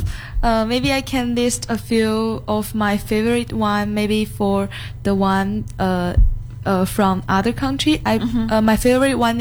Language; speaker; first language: English; non-native, fluent; Chinese